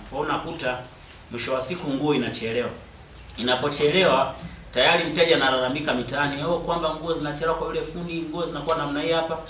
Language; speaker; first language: Swahili; native; Swahili